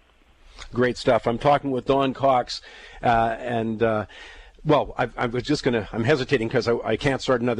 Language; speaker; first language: English; native; English